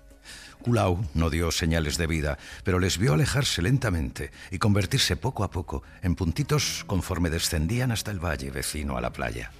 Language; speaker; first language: Spanish; native; Spanish